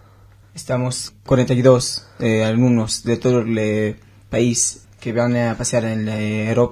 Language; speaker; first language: Spanish; non-native, learner; Hebrew